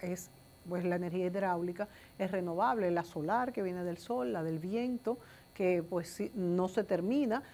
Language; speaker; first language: Spanish; native; Spanish